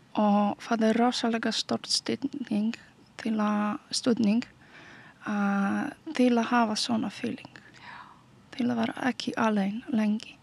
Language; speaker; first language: Icelandic; non-native, learner; Polish